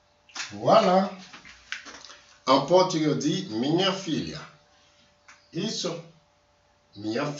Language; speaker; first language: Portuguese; non-native, learner; Haitian Creole